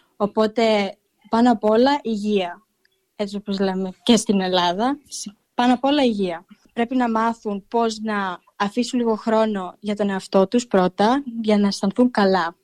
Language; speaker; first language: Greek; early bilingual, heritage; Greek